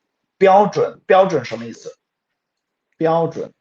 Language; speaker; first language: Chinese; non-native, fluent; Swedish